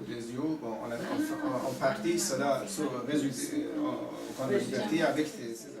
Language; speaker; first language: French; non-native, learner; Persian